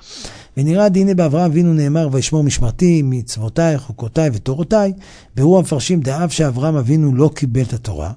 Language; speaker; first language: Hebrew; native; Hebrew